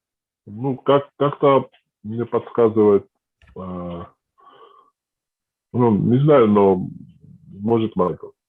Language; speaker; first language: Russian; non-native, fluent; Georgian